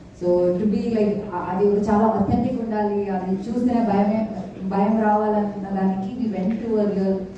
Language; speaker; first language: Telugu; non-native, fluent; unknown